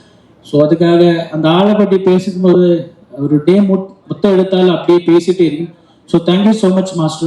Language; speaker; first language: Tamil; non-native, learner; Malayalam